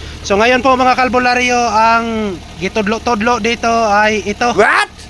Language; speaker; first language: Filipino; non-native, local second language; Cebuano